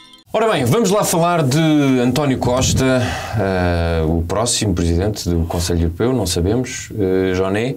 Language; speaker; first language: Portuguese; native; Portuguese